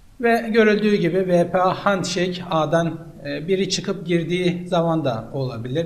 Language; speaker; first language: Turkish; native; Turkish